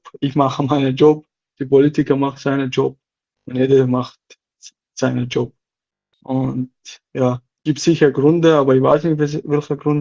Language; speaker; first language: German; non-native, learner; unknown